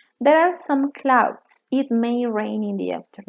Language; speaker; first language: English; non-native, learner; Spanish